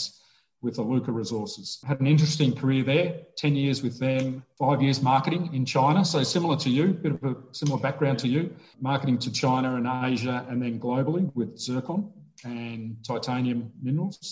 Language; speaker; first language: English; native; English